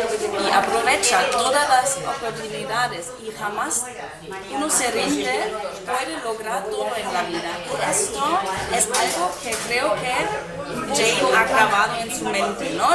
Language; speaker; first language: Spanish; non-native, fluent; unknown